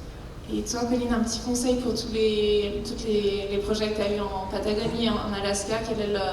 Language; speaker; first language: French; native; French